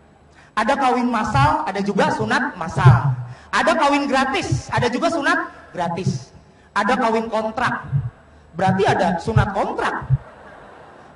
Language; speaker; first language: Indonesian; native; Indonesian